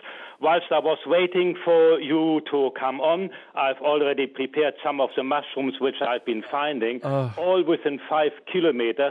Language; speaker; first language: English; non-native, fluent; German